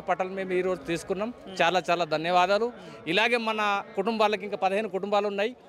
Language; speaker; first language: Telugu; non-native, local second language; Gondi